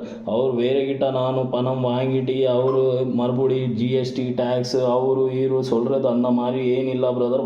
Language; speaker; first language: Tamil; non-native, learner; Kannada